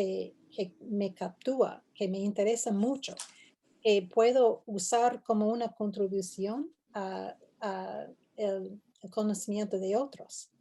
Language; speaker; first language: Spanish; non-native, fluent; English